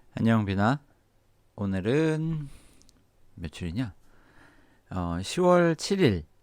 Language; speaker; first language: Korean; native; Korean